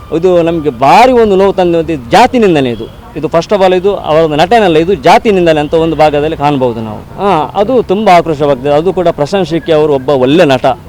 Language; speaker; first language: Kannada; non-native, local second language; Tulu